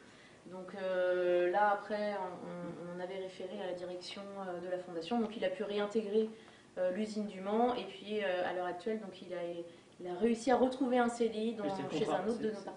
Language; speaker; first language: French; native; French